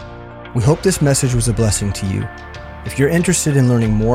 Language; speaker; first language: English; native; English